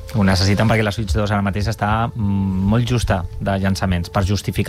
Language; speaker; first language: Catalan; native; Catalan